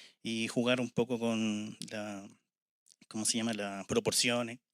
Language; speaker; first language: Spanish; native; Spanish